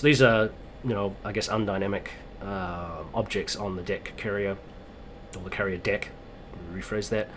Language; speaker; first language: English; native; English